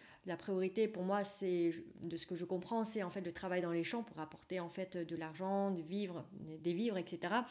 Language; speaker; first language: French; non-native, fluent; Vietnamese